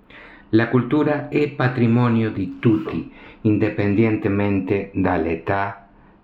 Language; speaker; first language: Italian; non-native, learner; Spanish